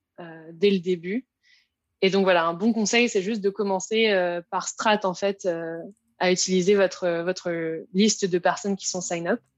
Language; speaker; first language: French; native; French